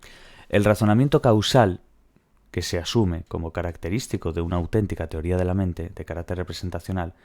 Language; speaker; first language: Spanish; native; Spanish